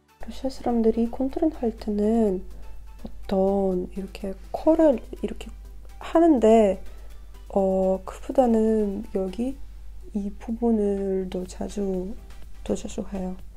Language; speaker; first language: Korean; non-native, learner; Russian